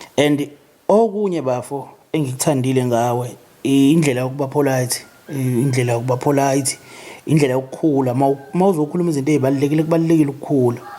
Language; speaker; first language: Zulu; native; Zulu